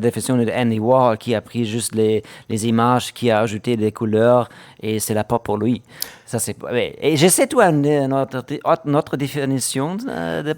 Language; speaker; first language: French; non-native, fluent; German